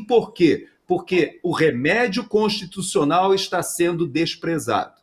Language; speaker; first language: Portuguese; native; Portuguese